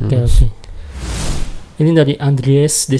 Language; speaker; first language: Indonesian; native; Indonesian